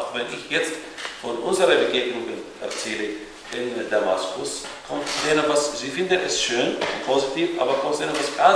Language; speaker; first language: German; non-native, fluent; Arabic